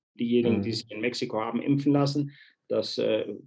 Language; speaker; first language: German; native; German